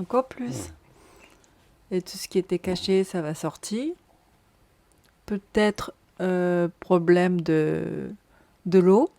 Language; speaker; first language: French; non-native, learner; Japanese